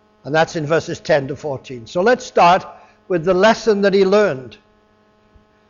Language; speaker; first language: English; native; English